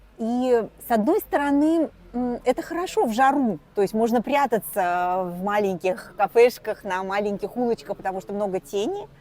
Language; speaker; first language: Russian; native; Russian